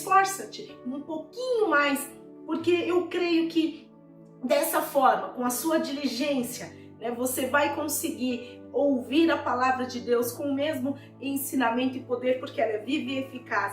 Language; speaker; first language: Portuguese; native; Portuguese